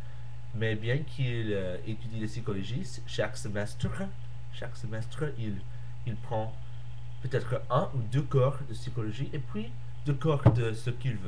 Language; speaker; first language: French; non-native, learner; English